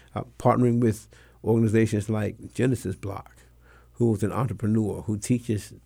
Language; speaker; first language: English; non-native, fluent; Spanish